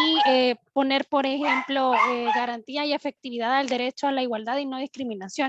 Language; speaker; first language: Spanish; native; Spanish